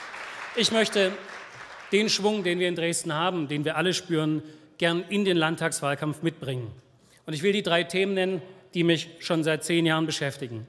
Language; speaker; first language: German; native; German